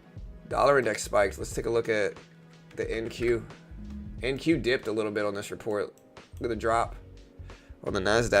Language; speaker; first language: English; native; English